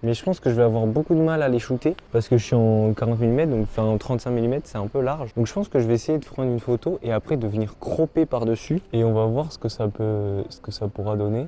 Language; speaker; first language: French; native; French